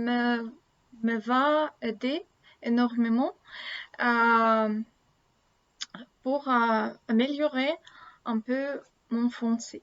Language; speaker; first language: French; non-native, learner; Russian